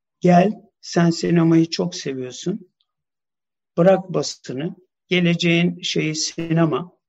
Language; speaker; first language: Turkish; early bilingual, heritage; Turkish